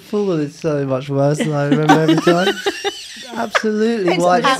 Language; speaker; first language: English; native; English